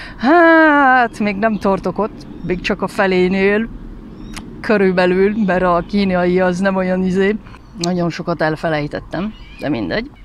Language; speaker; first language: Hungarian; early bilingual, heritage; Hungarian